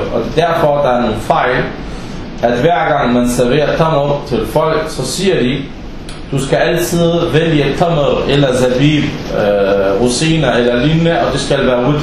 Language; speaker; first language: Danish; non-native, fluent; Arabic